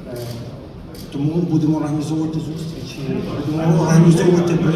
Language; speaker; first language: Ukrainian; non-native, local second language; Russian